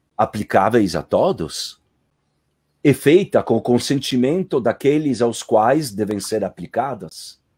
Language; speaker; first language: Portuguese; non-native, fluent; Italian